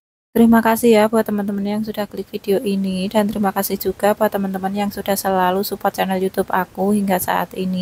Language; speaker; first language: Indonesian; native; Indonesian